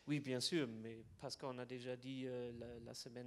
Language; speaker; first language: French; non-native, fluent; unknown